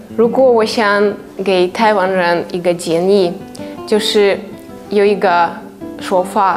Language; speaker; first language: Chinese; non-native, fluent; Russian